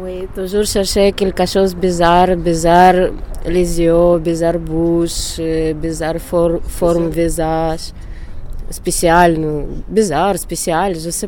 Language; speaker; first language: French; non-native, learner; Ukrainian